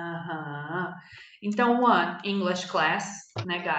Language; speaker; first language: English; non-native, fluent; Portuguese